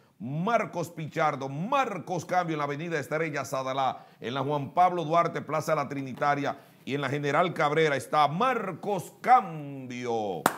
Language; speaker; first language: Spanish; native; Spanish